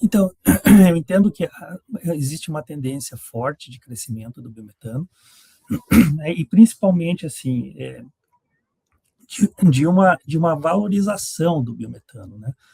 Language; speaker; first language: Portuguese; native; Portuguese